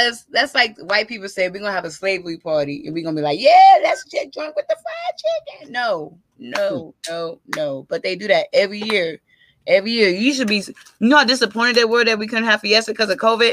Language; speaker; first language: English; native; English